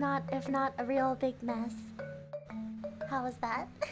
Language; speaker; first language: English; native; English